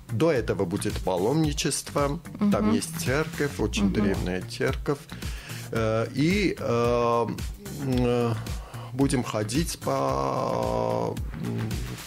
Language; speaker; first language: Russian; non-native, fluent; Armenian